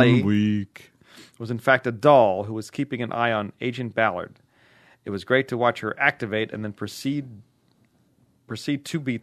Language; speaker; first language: English; native; English